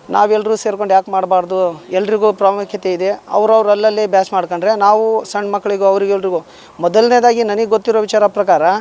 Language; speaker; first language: Kannada; native; Kannada